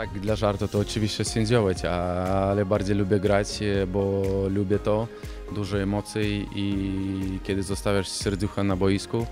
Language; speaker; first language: Polish; non-native, fluent; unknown